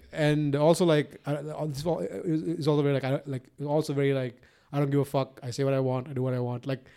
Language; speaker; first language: English; non-native, local second language; Sinhala